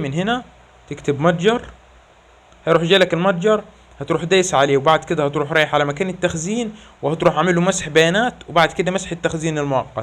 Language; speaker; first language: Arabic; native; Arabic